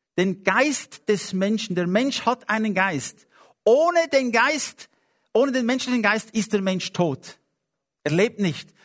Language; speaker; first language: German; non-native, fluent; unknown